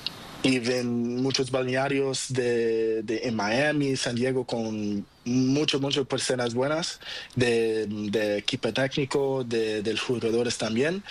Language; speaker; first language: Spanish; non-native, learner; Portuguese